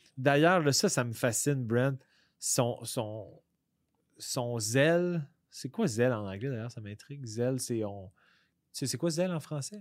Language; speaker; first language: French; native; French